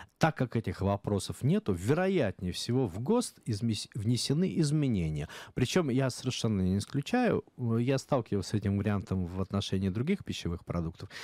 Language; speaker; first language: Russian; native; Russian